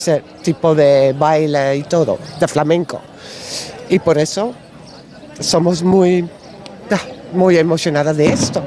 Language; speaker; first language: Spanish; non-native, learner; Dutch